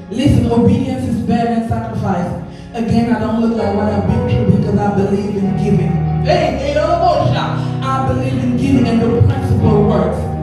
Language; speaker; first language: English; native; English